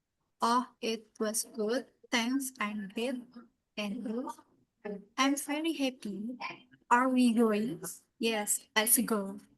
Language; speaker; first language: English; non-native, learner; Indonesian